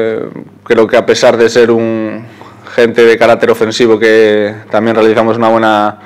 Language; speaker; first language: Spanish; native; Spanish